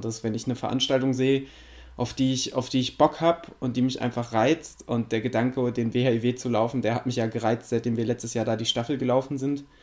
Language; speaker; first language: German; native; German